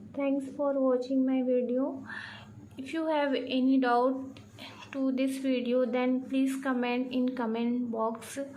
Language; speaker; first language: English; non-native, local second language; Hindi